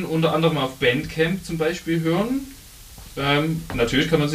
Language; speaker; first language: German; native; German